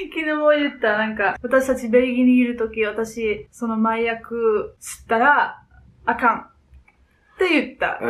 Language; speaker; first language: Japanese; non-native, learner; Dutch